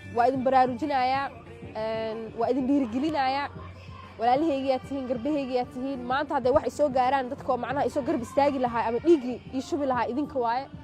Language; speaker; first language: Somali; early bilingual, heritage; Somali